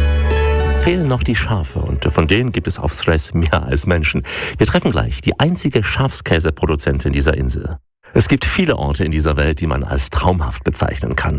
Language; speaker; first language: German; native; German